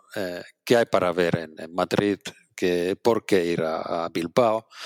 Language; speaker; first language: Spanish; non-native, fluent; Finnish